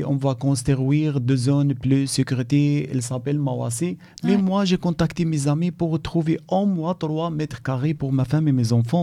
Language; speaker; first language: French; non-native, learner; Arabic